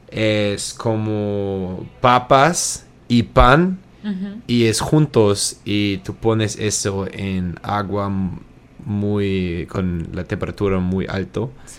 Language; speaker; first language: Spanish; non-native, learner; German